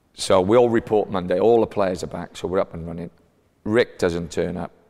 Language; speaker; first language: English; native; English